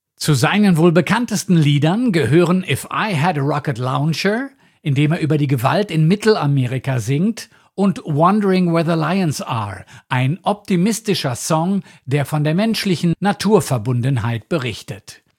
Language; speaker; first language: German; native; German